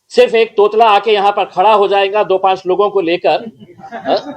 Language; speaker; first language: Hindi; non-native, local second language; Marathi